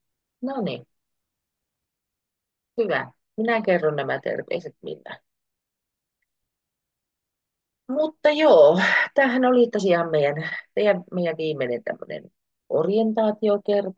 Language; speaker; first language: Finnish; native; Finnish